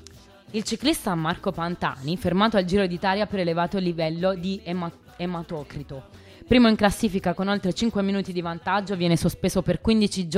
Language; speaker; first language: Italian; native; Italian